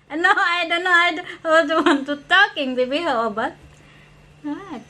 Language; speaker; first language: English; non-native, learner; Indonesian